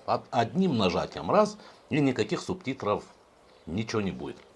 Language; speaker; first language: Russian; native; Russian